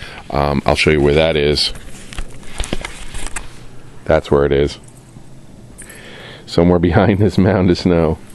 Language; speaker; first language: English; native; English